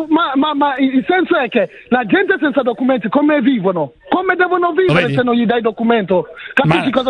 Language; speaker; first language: Italian; early bilingual, other home language; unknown